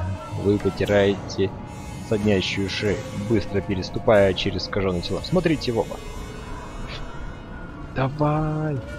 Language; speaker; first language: Russian; native; Russian